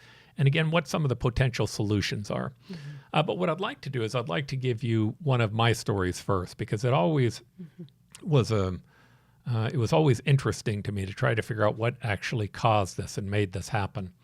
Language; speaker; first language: English; native; English